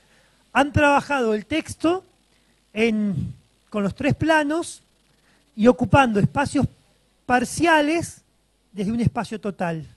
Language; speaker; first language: Spanish; native; Spanish